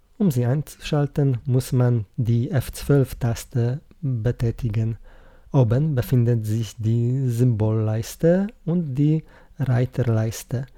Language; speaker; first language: German; non-native, learner; Polish